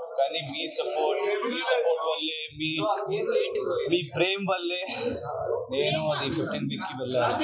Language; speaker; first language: Telugu; non-native, local second language; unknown